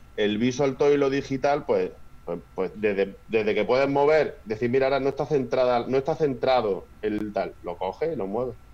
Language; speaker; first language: Spanish; native; Spanish